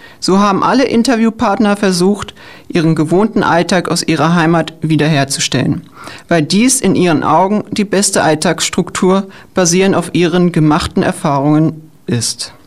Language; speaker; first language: German; native; German